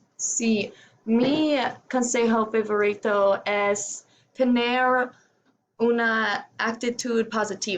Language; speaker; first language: Spanish; non-native, learner; English